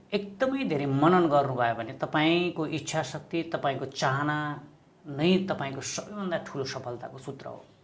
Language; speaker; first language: Nepali; native; Nepali